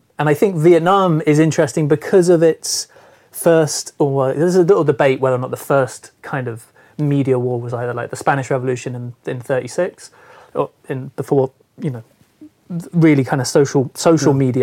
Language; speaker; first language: English; native; English